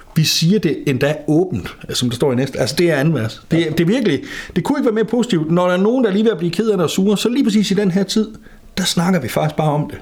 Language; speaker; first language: Danish; native; Danish